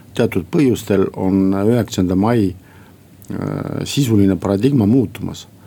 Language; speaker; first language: Estonian; non-native, local second language; Russian